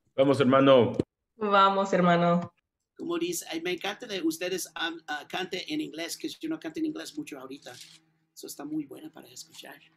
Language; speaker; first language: Spanish; non-native, learner; English